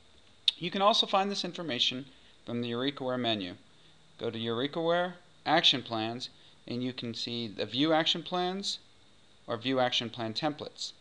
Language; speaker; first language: English; native; English